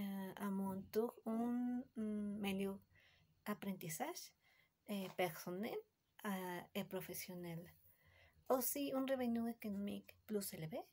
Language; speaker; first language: French; non-native, learner; Spanish